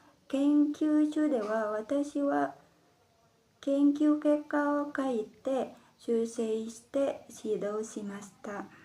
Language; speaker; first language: Japanese; non-native, learner; Indonesian